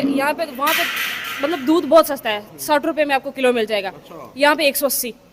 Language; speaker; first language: Urdu; non-native, local second language; Punjabi